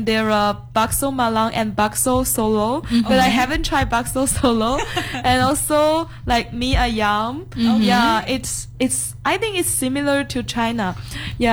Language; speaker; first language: English; non-native, fluent; Chinese